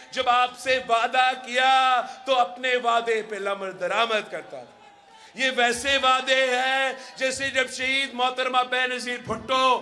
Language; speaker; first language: Urdu; early bilingual, heritage; Urdu